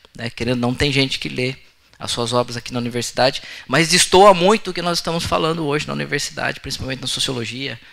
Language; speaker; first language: Portuguese; native; Portuguese